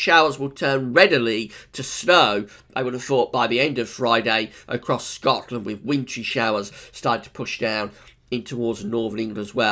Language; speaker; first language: English; native; English